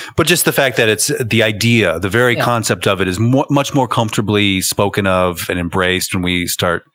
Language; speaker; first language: English; native; English